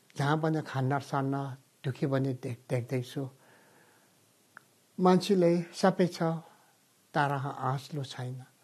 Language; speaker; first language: Nepali; non-native, fluent; Tibetan